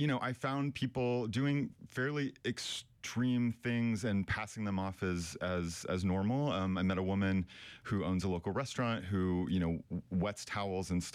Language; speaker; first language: English; native; English